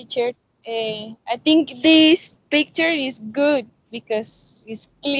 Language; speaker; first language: English; non-native, learner; Spanish